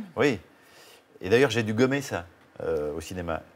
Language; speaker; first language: French; native; French